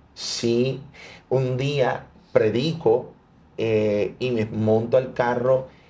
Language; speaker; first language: Spanish; early bilingual, heritage; Spanish